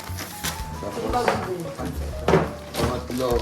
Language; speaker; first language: Filipino; native; Filipino